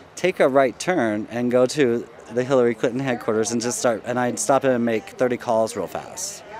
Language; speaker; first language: English; non-native, fluent; Russian